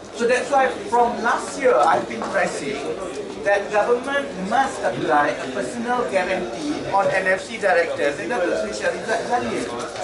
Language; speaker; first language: English; non-native, local second language; Malay